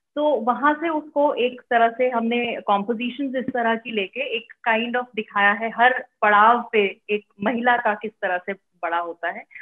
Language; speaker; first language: Hindi; native; Hindi